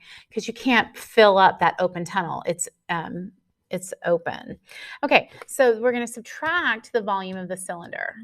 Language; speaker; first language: English; native; English